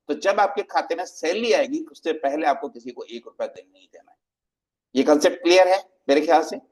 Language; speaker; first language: Hindi; native; Hindi